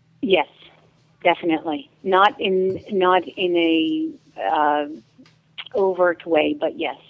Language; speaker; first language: English; native; English